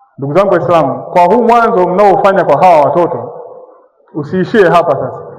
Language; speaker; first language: Swahili; non-native, local second language; Sukuma